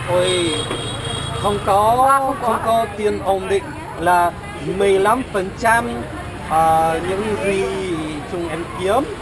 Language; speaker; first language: Vietnamese; non-native, learner; Polish